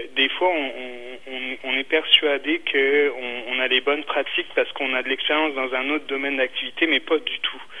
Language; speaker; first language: French; native; French